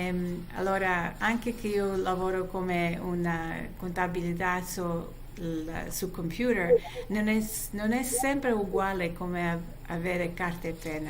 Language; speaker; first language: Italian; early bilingual, heritage; Italian